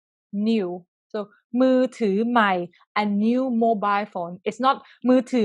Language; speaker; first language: Thai; native; Thai